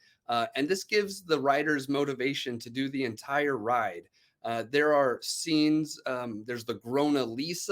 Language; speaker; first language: English; native; English